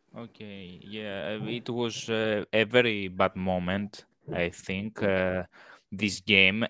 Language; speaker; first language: English; non-native, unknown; Greek